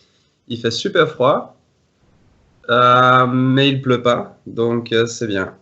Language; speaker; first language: French; non-native, fluent; Norwegian